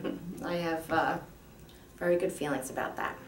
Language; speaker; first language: English; native; English